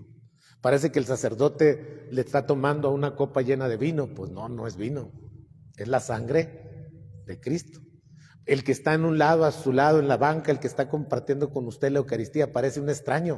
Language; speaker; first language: Spanish; native; Spanish